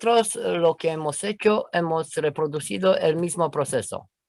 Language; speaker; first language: Spanish; non-native, learner; Romanian